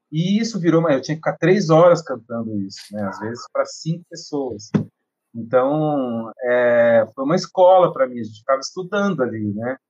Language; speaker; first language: Portuguese; native; Portuguese